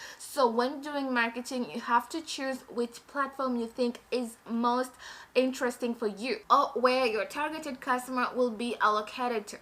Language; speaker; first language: English; non-native, fluent; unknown